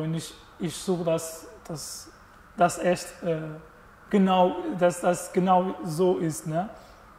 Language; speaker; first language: German; non-native, learner; Portuguese